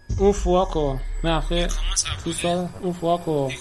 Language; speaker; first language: French; non-native, learner; Persian